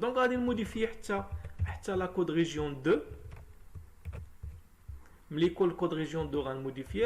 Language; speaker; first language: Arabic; native; Arabic